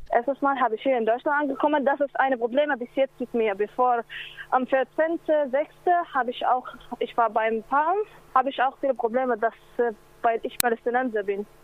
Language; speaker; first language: German; non-native, learner; Arabic